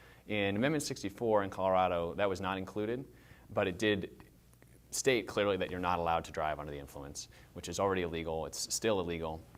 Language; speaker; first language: English; native; English